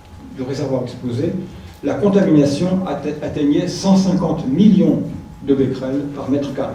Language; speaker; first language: French; native; French